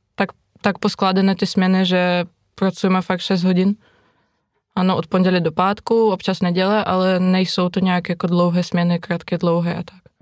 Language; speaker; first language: Czech; non-native, fluent; Ukrainian